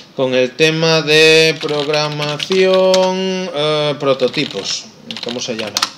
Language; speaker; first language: Spanish; non-native, local second language; Galician